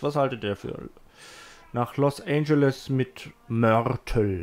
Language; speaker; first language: German; native; German